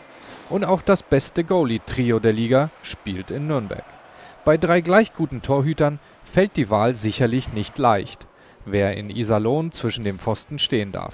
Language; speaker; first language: German; native; German